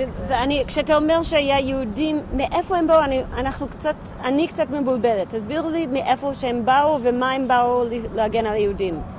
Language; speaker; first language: Hebrew; native; Hebrew